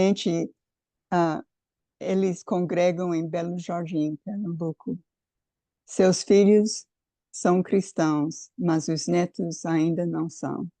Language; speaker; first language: Portuguese; non-native, fluent; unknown